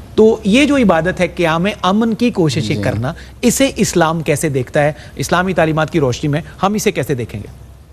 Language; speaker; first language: Urdu; non-native, local second language; Punjabi